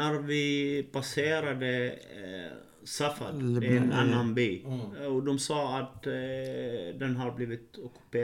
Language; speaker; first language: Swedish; non-native, fluent; Arabic